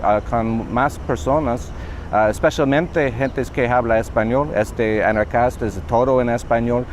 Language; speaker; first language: Spanish; non-native, learner; English